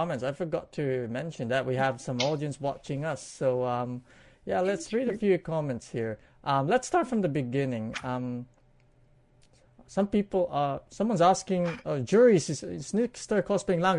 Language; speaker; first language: English; non-native, local second language; Pampanga